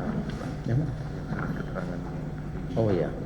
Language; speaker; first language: Indonesian; native; Indonesian